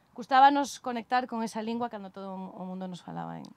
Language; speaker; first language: Spanish; native; Spanish